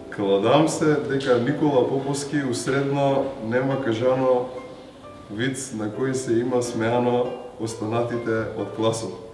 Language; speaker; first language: Macedonian; native; Macedonian